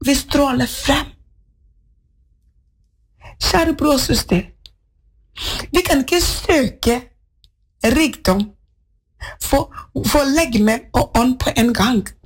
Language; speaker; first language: Swedish; non-native, learner; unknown